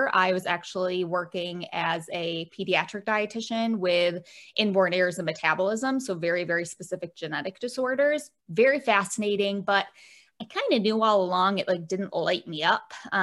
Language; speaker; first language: English; native; English